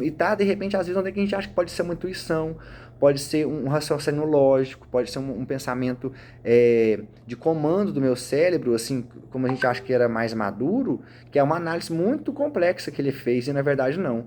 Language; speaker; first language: Portuguese; native; Portuguese